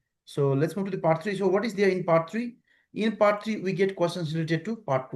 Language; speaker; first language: English; non-native, fluent; Nepali